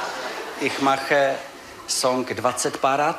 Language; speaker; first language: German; non-native, learner; Czech